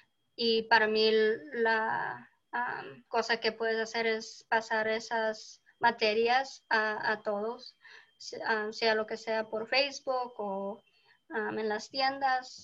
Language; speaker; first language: Spanish; early bilingual, heritage; Spanish